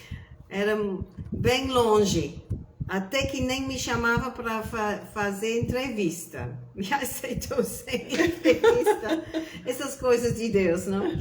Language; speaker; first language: Portuguese; non-native, fluent; English